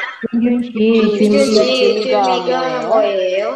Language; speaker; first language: Korean; non-native, learner; Indonesian